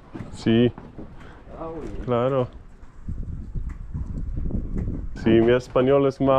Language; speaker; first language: Spanish; non-native, learner; English